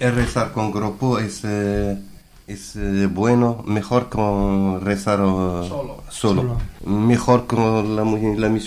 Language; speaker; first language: Spanish; non-native, learner; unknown